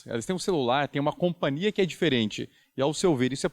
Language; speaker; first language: Portuguese; native; Portuguese